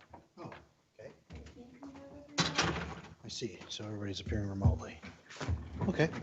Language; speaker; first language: English; native; English